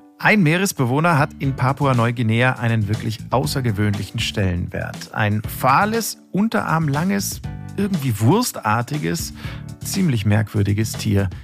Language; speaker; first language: German; native; German